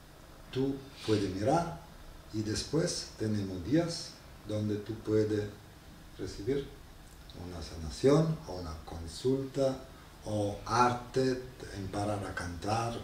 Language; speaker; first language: Spanish; non-native, learner; Italian